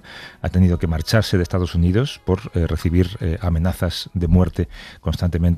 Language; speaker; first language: Spanish; native; Spanish